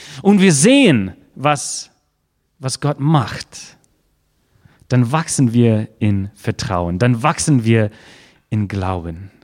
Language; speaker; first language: German; non-native, fluent; English